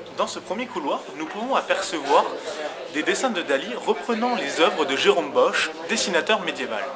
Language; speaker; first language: French; native; French